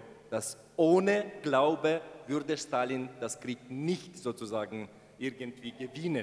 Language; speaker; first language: German; non-native, fluent; Ukrainian